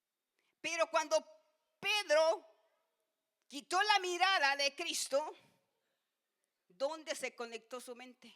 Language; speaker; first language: Spanish; native; Spanish